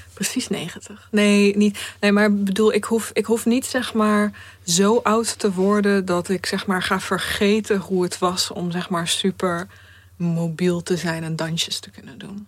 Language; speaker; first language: Dutch; early bilingual, other home language; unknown